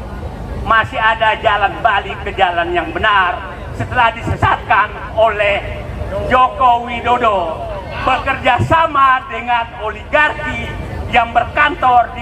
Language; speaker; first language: Indonesian; native; Indonesian